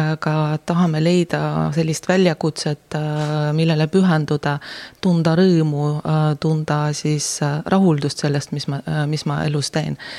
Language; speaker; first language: Estonian; non-native, local second language; Russian